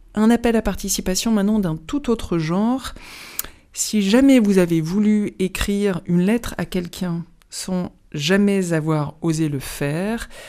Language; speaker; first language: French; native; French